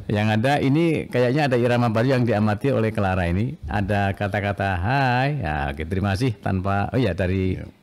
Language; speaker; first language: Indonesian; non-native, local second language; Banjar